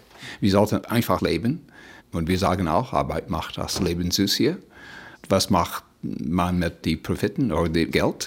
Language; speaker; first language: German; early bilingual, heritage; Plautdietsch